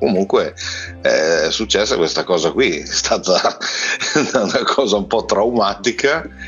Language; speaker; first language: Italian; early bilingual, other home language; German